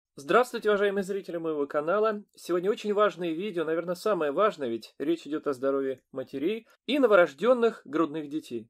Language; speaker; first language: Russian; native; Russian